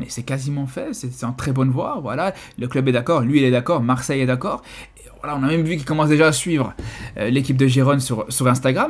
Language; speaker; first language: French; native; French